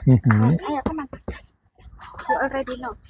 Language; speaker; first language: English; non-native, learner; Indonesian